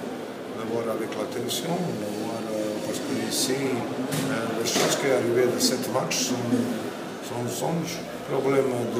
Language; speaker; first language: French; non-native, learner; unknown